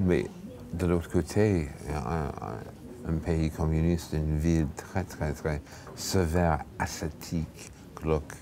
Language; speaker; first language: French; non-native, fluent; English